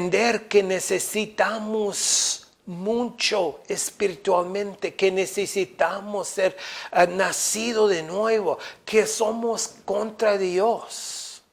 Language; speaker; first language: Spanish; non-native, fluent; English